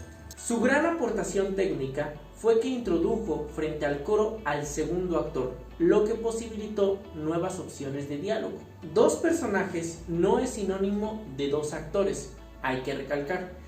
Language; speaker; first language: Spanish; native; Spanish